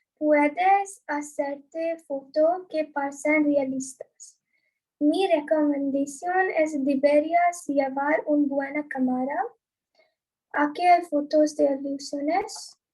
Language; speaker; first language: Spanish; non-native, learner; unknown